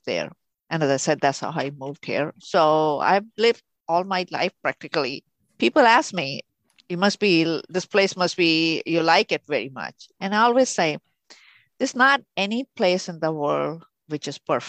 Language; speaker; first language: English; non-native, local second language; Urdu